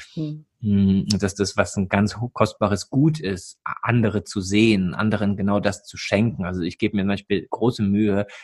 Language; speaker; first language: German; native; German